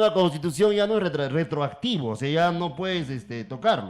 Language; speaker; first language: Spanish; native; Spanish